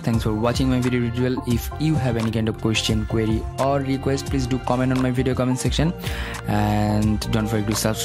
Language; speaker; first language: English; non-native, fluent; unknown